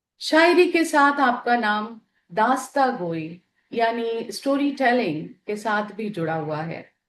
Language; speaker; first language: Hindi; native; Hindi